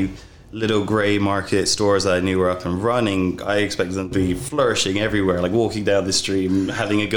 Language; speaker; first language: English; native; English